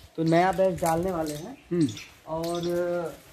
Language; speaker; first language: Hindi; native; Hindi